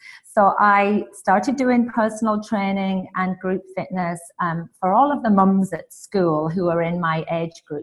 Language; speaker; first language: English; native; English